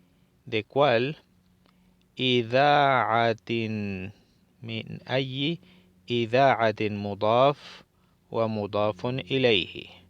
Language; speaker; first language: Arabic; non-native, fluent; Spanish